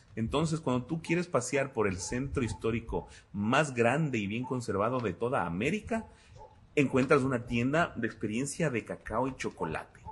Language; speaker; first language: Spanish; native; Spanish